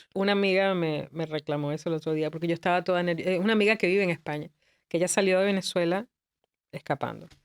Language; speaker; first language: Spanish; native; Spanish